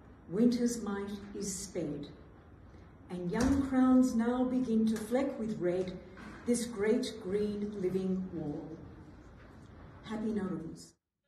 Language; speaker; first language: English; native; English